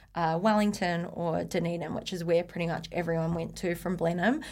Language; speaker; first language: English; native; English